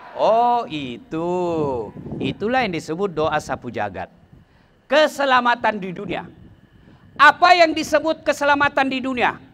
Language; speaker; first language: Indonesian; non-native, local second language; Buginese